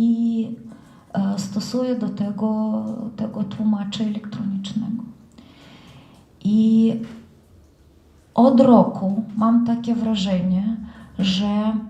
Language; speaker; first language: Polish; non-native, fluent; Russian